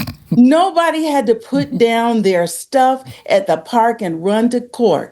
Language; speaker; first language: English; native; English